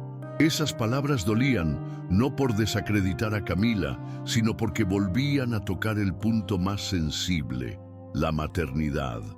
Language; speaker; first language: Spanish; native; Spanish